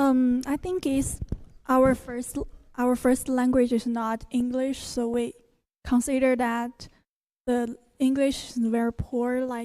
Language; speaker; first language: English; non-native, learner; Chinese